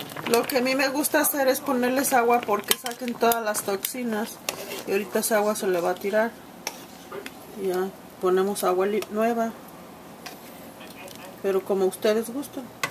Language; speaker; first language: Spanish; native; Spanish